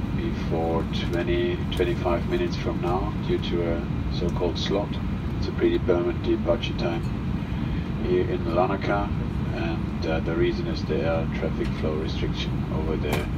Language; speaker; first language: English; non-native, fluent; German